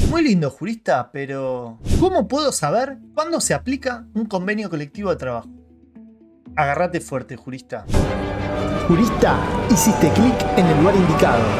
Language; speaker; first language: Spanish; native; Spanish